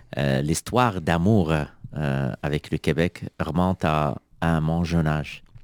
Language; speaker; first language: French; non-native, local second language; Arabic